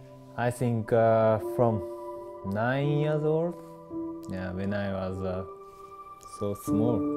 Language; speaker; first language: English; non-native, learner; Japanese